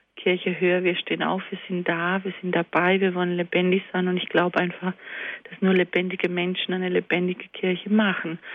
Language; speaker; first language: German; early bilingual, other home language; Croatian